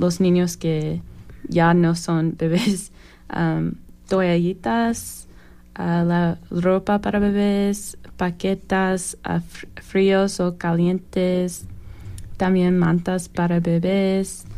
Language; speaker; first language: Spanish; non-native, learner; English